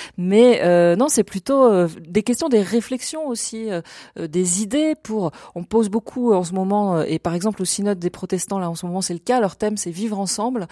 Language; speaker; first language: French; native; French